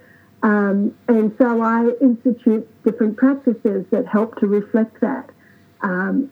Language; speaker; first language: English; native; English